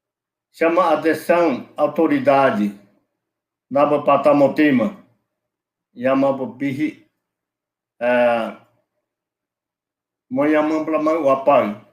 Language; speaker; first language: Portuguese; non-native, local second language; Yanomámi